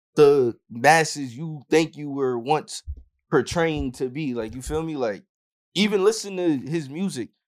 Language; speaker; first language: English; native; English